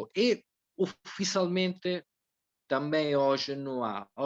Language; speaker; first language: Portuguese; non-native, fluent; Italian